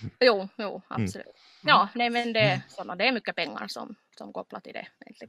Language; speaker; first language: Swedish; non-native, local second language; Finnish